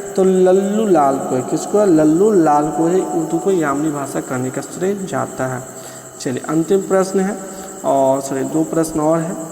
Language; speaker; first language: Hindi; native; Hindi